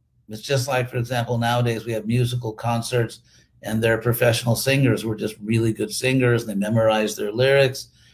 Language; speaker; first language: English; native; English